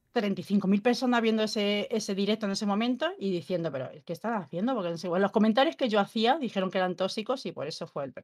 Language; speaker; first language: Spanish; native; Spanish